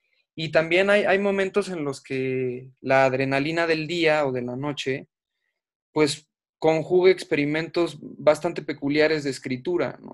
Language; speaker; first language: Spanish; native; Spanish